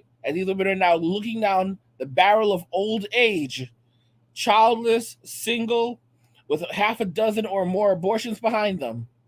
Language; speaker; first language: English; native; English